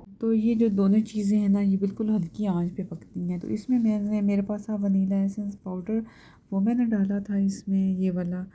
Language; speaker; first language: Urdu; native; Urdu